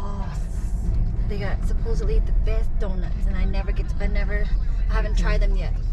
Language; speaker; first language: English; native; English